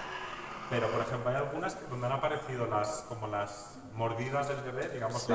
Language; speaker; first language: Spanish; native; Spanish